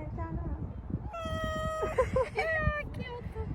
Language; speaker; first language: Korean; non-native, learner; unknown